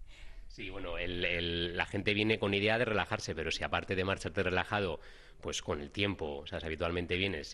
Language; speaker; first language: Spanish; native; Spanish